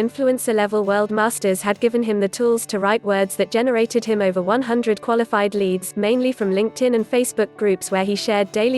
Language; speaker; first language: English; native; English